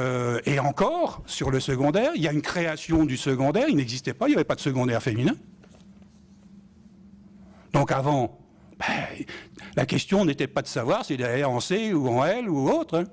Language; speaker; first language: French; native; French